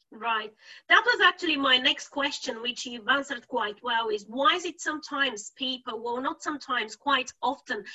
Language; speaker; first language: English; non-native, fluent; Bulgarian